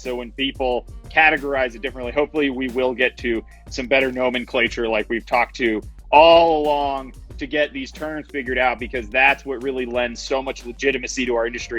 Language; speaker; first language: English; native; English